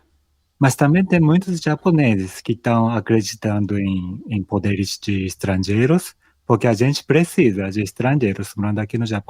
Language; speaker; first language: Portuguese; non-native, fluent; Japanese